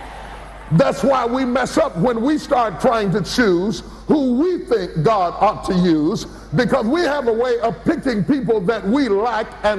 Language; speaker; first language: English; native; English